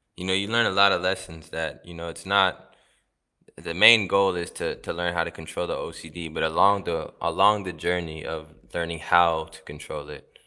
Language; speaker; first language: English; native; English